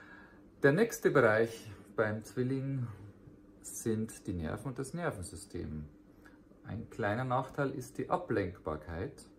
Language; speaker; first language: German; native; German